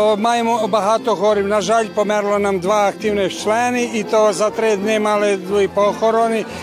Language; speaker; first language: Ukrainian; early bilingual, heritage; Ukrainian